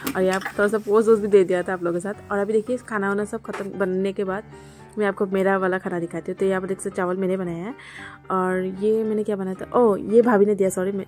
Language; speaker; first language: Hindi; non-native, local second language; Bangla